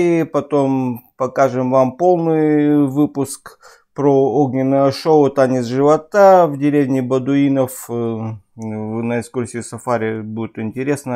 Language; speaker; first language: Russian; native; Russian